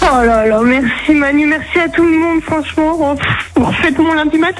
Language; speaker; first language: French; native; French